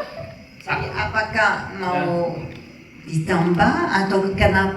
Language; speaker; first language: Indonesian; non-native, fluent; French